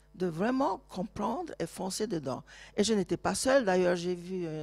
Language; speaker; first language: French; non-native, fluent; Turkish